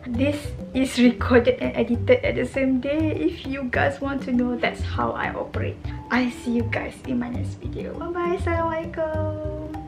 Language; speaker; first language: English; non-native, local second language; Malay